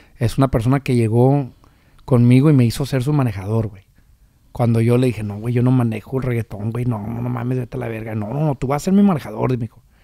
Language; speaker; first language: Spanish; early bilingual, heritage; Spanish